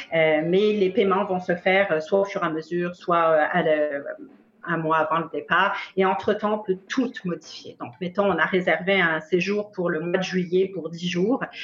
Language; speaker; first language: French; native; French